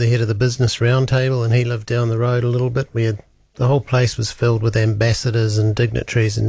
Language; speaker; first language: English; native; English